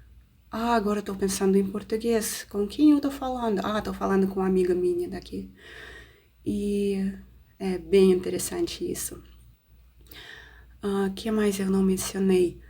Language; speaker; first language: Portuguese; non-native, fluent; Russian